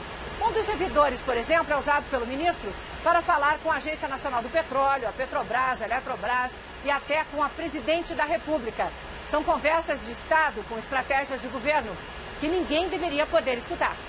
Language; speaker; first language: Portuguese; native; Portuguese